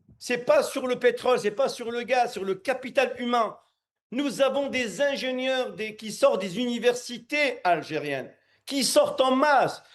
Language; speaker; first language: French; non-native, local second language; Arabic